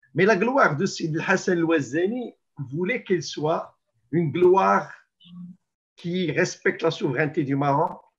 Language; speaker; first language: French; non-native, local second language; Arabic